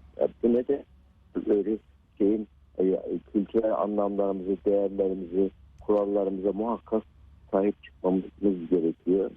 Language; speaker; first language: Turkish; native; Turkish